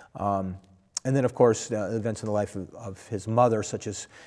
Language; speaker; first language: English; native; English